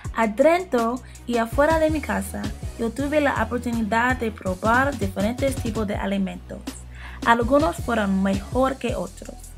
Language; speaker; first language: Spanish; non-native, learner; English